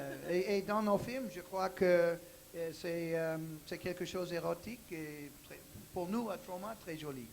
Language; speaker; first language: French; non-native, learner; English